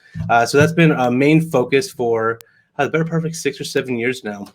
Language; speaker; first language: English; native; English